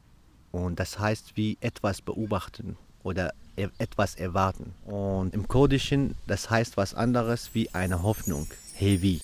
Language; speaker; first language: German; non-native, fluent; Kurdish